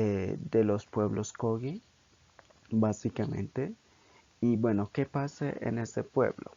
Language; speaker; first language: Spanish; non-native, local second language; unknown